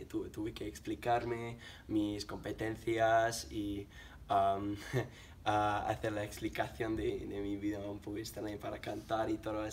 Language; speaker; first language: Spanish; non-native, learner; English